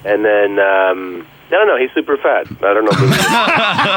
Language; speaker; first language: English; early bilingual, other home language; Spanish